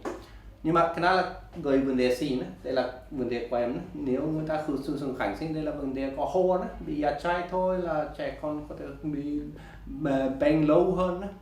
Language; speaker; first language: Vietnamese; non-native, learner; Swedish